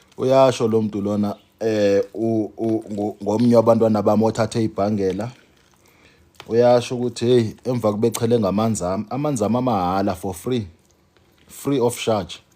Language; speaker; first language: Zulu; non-native, local second language; Xhosa